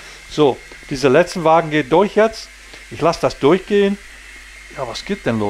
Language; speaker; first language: German; non-native, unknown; English